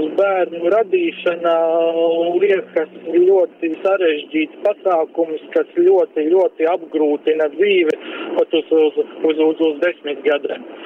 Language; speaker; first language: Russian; non-native, local second language; Latvian